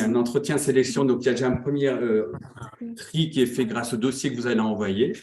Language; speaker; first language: French; native; French